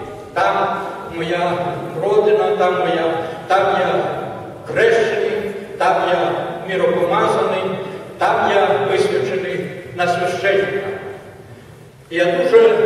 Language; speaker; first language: Ukrainian; non-native, fluent; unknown